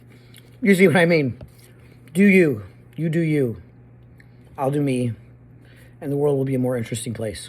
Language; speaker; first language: English; native; English